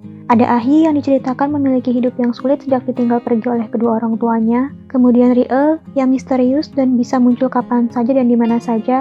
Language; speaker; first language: Indonesian; native; Indonesian